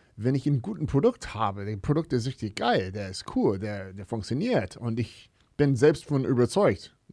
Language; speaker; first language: German; non-native, fluent; English